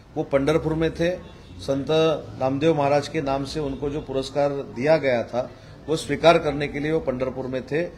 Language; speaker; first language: Hindi; non-native, local second language; Marathi